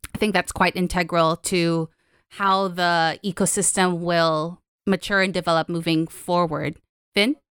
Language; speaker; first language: English; non-native, local second language; Filipino